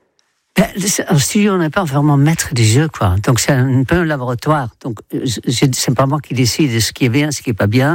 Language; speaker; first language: French; non-native, fluent; Dutch